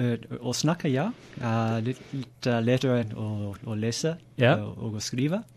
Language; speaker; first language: Norwegian; non-native, learner; English